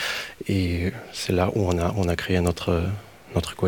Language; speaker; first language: French; non-native, fluent; Ukrainian